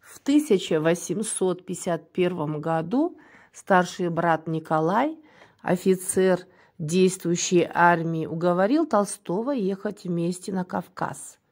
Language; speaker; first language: Russian; non-native, local second language; Kyrgyz